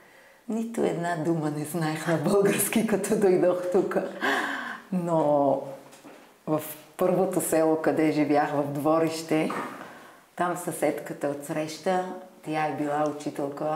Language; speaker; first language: Bulgarian; non-native, fluent; Hebrew